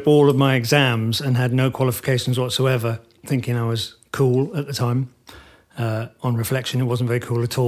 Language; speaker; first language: English; native; English